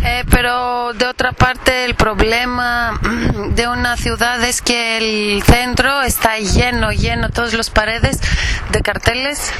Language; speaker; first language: Spanish; non-native, fluent; Greek